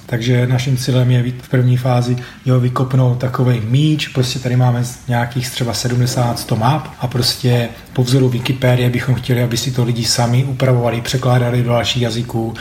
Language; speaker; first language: Czech; native; Czech